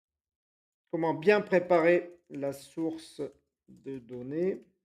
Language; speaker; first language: French; native; French